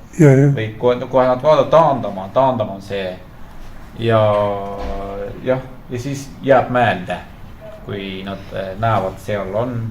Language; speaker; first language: Estonian; non-native, fluent; Turkish